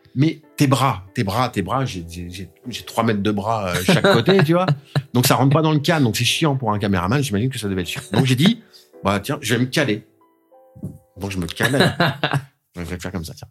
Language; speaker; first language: French; native; French